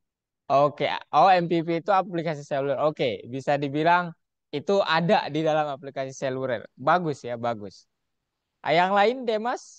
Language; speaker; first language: Indonesian; native; Indonesian